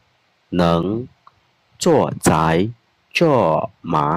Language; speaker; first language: Chinese; non-native, fluent; Khmer